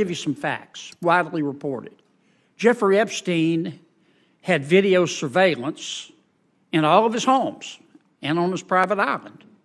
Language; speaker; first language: English; native; English